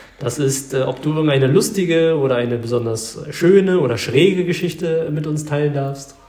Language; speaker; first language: German; early bilingual, other home language; Vietnamese